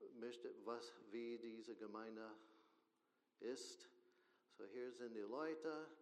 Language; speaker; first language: German; non-native, learner; English